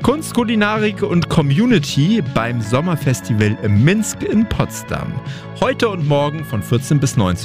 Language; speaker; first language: German; native; German